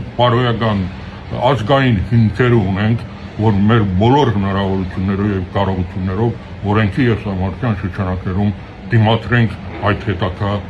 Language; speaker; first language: Armenian; early bilingual, heritage; Armenian